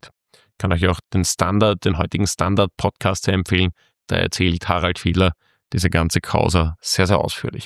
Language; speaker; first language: German; native; German